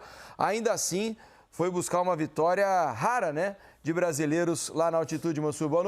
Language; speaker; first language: Portuguese; native; Portuguese